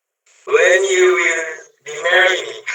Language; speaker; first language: English; non-native, learner; Indonesian